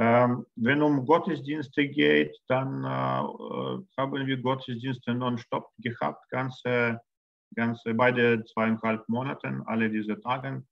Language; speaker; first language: German; non-native, learner; Russian